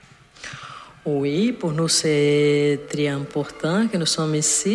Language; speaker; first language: French; non-native, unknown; Portuguese